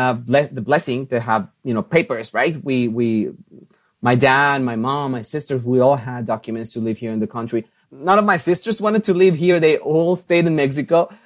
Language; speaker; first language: English; non-native, fluent; Spanish